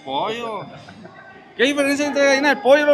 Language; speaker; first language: Spanish; native; Spanish